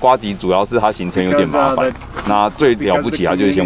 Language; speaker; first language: Chinese; native; Chinese